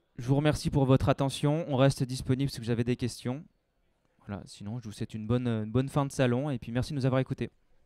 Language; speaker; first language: French; native; French